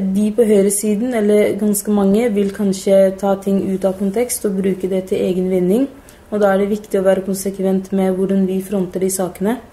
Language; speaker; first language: Norwegian; early bilingual, other home language; Somali